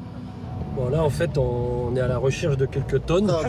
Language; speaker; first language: French; native; French